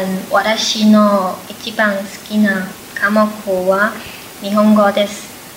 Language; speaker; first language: Japanese; non-native, learner; Chinese